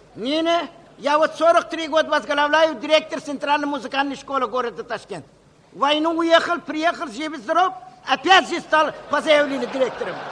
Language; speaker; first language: Russian; non-native, local second language; Uzbek